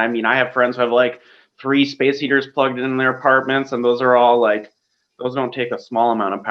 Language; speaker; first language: English; native; English